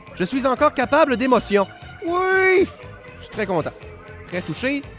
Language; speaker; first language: French; native; French